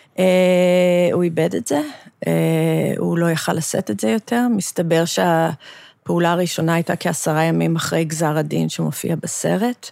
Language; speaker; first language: Hebrew; early bilingual, other home language; English